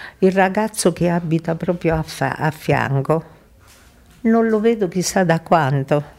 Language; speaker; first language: Italian; native; Italian